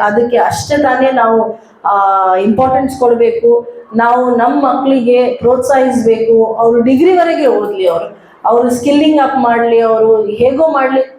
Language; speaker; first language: Kannada; non-native, local second language; Urdu